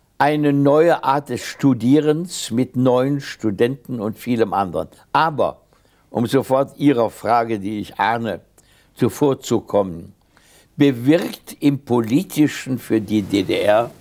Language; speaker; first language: German; native; German